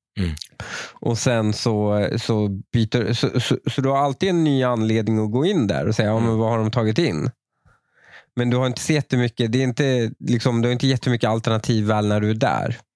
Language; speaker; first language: Swedish; native; Swedish